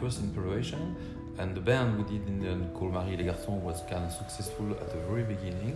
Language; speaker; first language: English; non-native, learner; French